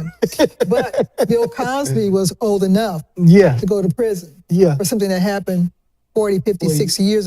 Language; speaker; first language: English; native; English